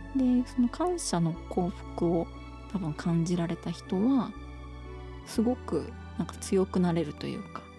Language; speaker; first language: Japanese; native; Japanese